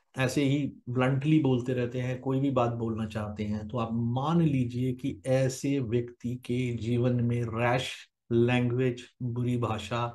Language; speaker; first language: Hindi; native; Hindi